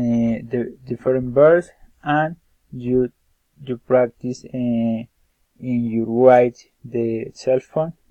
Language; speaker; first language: English; non-native, learner; Spanish